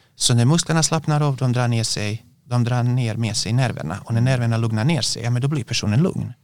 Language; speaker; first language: Swedish; non-native, fluent; Bosnian